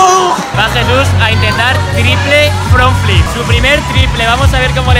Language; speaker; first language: Spanish; native; Spanish